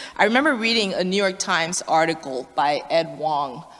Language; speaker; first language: English; native; English